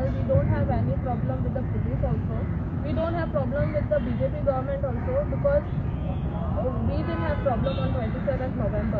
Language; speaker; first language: English; non-native, local second language; Hindi